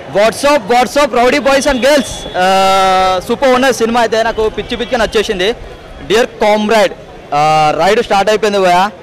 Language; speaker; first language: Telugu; native; Telugu